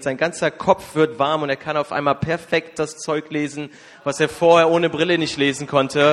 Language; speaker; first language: German; native; German